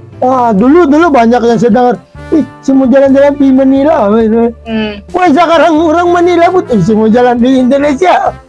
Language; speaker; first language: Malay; non-native, fluent; Filipino